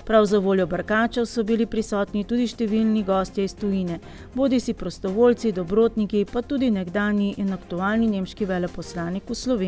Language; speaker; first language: Slovenian; native; Slovenian